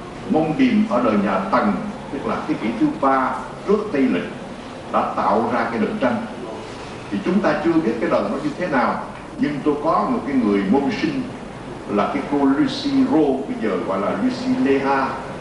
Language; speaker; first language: Vietnamese; native; Vietnamese